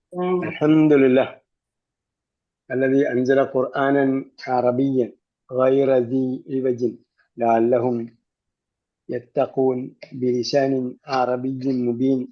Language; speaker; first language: Arabic; non-native, fluent; Malayalam